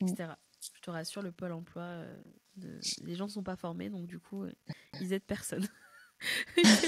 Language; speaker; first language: French; native; French